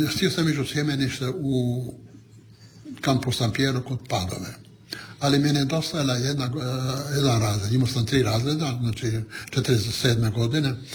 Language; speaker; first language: Croatian; non-native, local second language; Italian